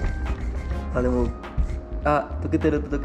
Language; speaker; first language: Japanese; non-native, fluent; Spanish